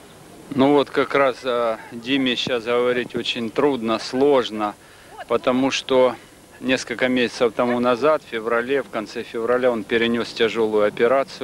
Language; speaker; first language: Russian; native; Russian